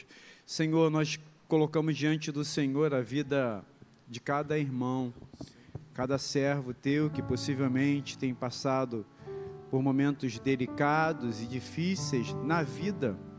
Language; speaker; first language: Portuguese; native; Portuguese